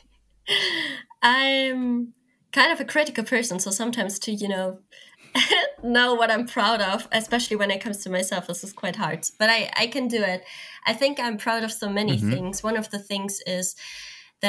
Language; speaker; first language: English; non-native, fluent; German